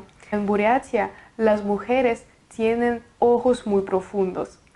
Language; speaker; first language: Spanish; non-native, fluent; Russian